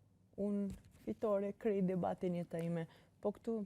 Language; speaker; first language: Albanian; early bilingual, heritage; Albanian